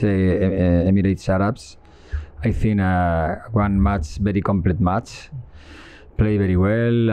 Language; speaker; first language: English; non-native, learner; Spanish